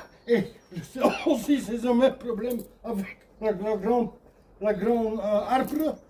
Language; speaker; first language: French; non-native, learner; Dutch